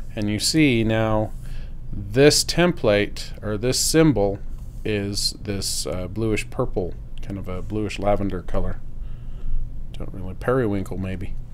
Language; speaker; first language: English; native; English